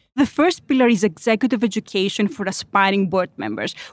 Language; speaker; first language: English; non-native, fluent; Greek